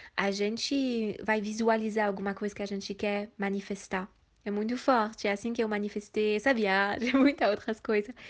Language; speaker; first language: Portuguese; early bilingual, heritage; Portuguese